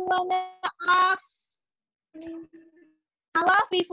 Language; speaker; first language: English; non-native, learner; Indonesian